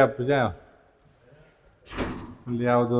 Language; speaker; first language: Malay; non-native, learner; Catalan